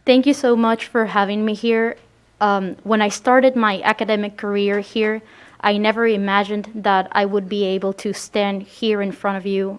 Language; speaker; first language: English; early bilingual, other home language; Spanish